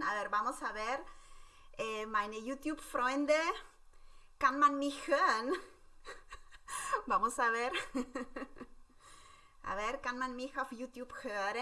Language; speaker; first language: German; non-native, fluent; Spanish